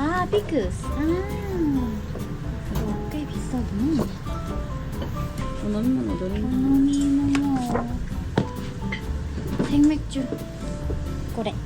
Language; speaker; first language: Japanese; non-native, learner; Korean